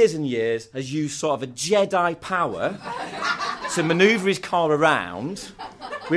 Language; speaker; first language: English; native; English